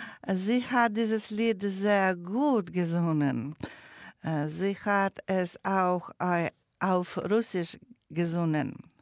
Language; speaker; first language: German; non-native, learner; Russian